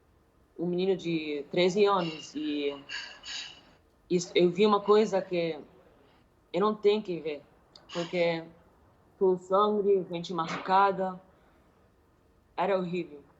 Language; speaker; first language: Portuguese; early bilingual, heritage; Arabic